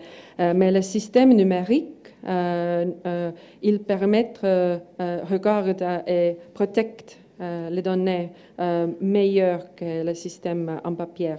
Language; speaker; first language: French; non-native, learner; Estonian